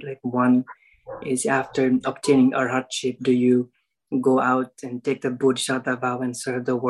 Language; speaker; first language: English; non-native, local second language; Nepali